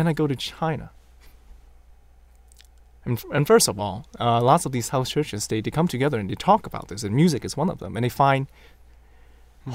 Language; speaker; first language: English; non-native, local second language; Cantonese